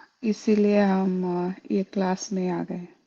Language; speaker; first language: Hindi; non-native, local second language; Kannada